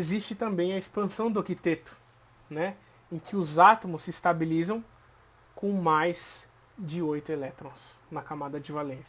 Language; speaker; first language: Portuguese; native; Portuguese